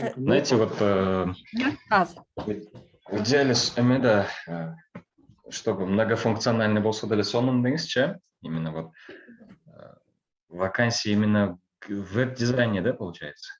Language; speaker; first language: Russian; non-native, local second language; Kyrgyz